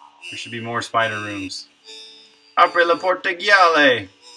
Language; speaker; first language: English; native; English